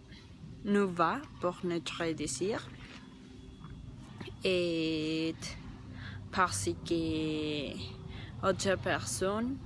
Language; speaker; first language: French; non-native, learner; Spanish